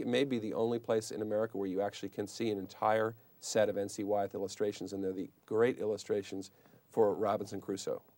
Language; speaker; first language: English; native; English